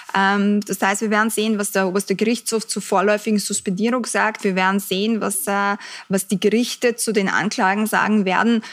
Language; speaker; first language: German; early bilingual, other home language; Bosnian